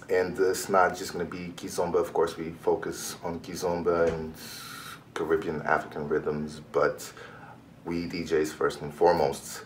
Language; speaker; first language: English; native; English